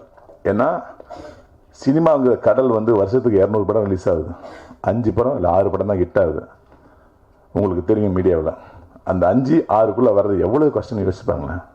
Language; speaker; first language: Tamil; native; Tamil